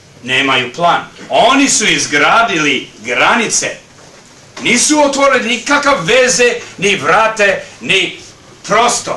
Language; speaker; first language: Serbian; early bilingual, heritage; Serbian